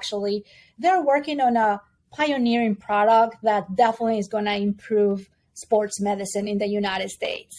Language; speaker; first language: English; non-native, fluent; Spanish